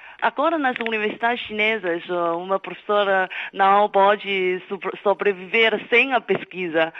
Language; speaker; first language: Portuguese; non-native, fluent; Chinese